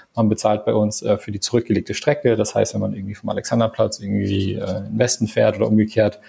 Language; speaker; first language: German; non-native, fluent; English